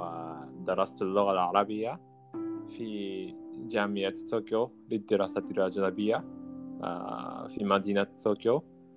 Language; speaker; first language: Arabic; non-native, learner; Japanese